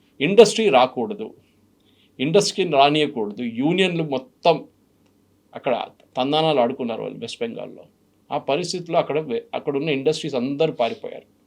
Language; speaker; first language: Telugu; non-native, fluent; Malayalam